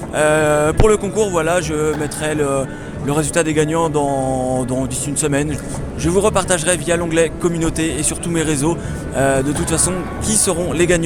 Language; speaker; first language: French; native; French